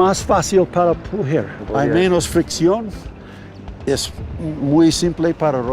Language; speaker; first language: Spanish; non-native, fluent; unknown